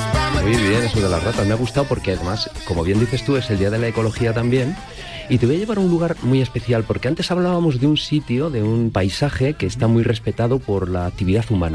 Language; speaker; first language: Spanish; native; Spanish